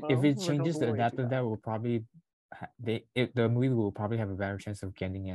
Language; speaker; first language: English; non-native, local second language; Chinese